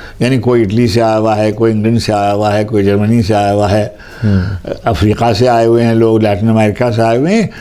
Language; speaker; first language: Urdu; native; Urdu